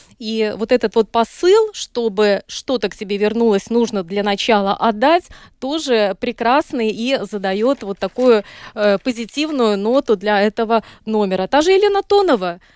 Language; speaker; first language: Russian; native; Russian